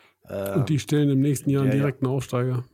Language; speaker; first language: German; native; German